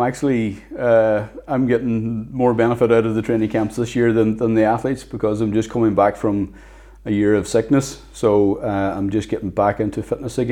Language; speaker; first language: English; native; English